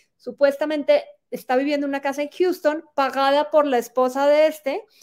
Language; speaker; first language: Spanish; native; Spanish